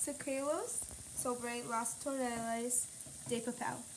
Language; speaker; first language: Spanish; non-native, learner; English